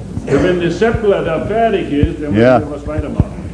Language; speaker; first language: German; native; German